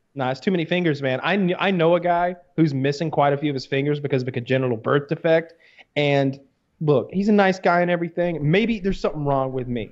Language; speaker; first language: English; native; English